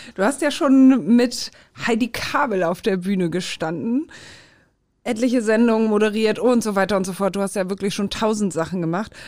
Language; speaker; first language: German; native; German